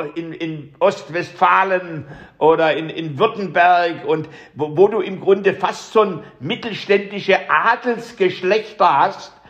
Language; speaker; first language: German; native; German